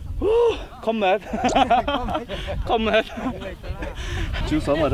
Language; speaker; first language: Vietnamese; non-native, fluent; Korean